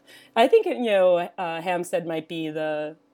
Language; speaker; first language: English; native; English